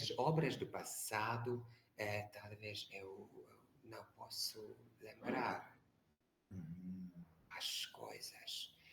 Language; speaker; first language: Portuguese; non-native, learner; Hungarian